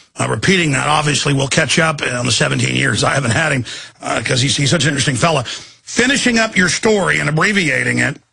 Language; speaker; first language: English; native; English